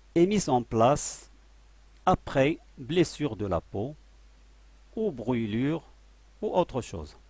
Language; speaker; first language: French; non-native, local second language; Arabic